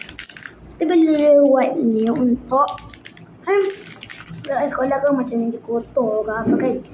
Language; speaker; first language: Malay; native; Malay